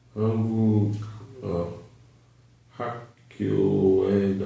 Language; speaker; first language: Korean; non-native, learner; English